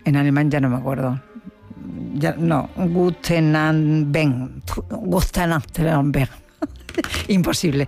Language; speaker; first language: Spanish; native; Spanish